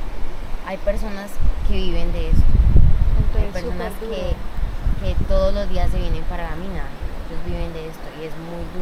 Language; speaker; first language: Spanish; native; Spanish